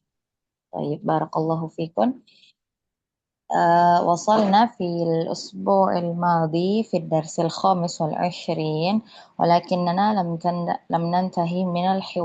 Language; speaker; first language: Arabic; non-native, fluent; Indonesian